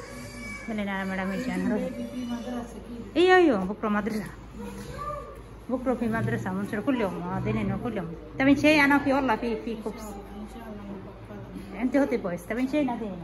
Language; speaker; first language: Arabic; non-native, learner; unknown